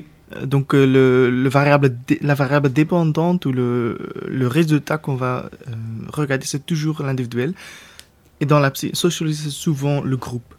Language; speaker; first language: French; non-native, local second language; Dutch